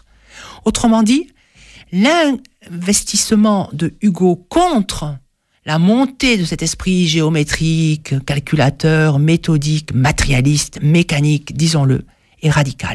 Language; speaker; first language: French; native; French